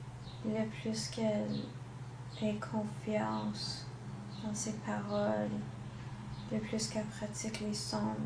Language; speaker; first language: French; non-native, local second language; English